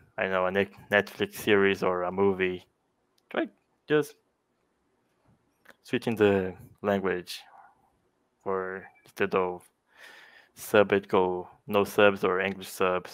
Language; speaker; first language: English; non-native, fluent; Portuguese